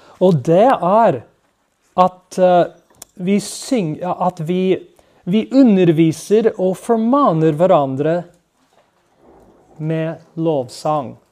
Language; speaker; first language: Norwegian; non-native, fluent; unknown